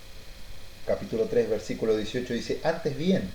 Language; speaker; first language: Spanish; native; Spanish